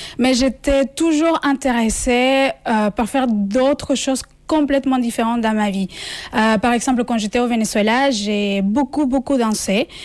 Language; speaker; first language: French; non-native, fluent; Spanish